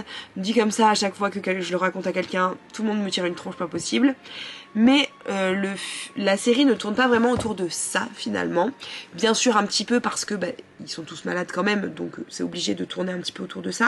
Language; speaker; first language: French; native; French